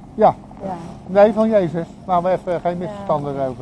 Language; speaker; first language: Dutch; native; Dutch